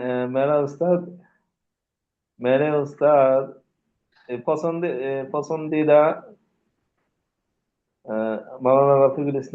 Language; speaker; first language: Hindi; non-native, learner; Bangla